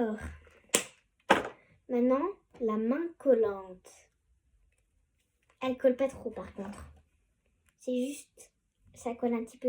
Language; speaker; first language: French; native; French